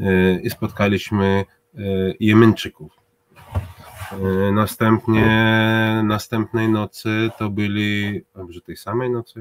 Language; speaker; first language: Polish; non-native, fluent; Hebrew